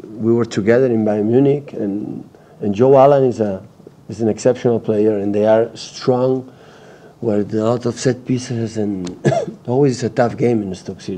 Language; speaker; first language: English; non-native, fluent; Catalan